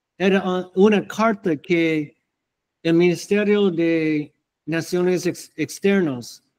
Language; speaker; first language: Spanish; non-native, fluent; English